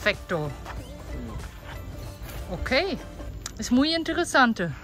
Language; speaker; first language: Spanish; non-native, learner; German